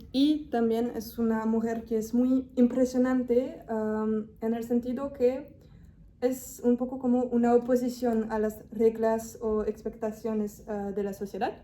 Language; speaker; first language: Spanish; non-native, fluent; French